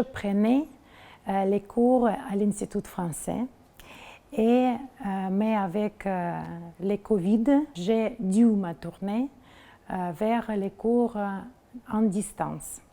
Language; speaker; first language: French; non-native, fluent; Russian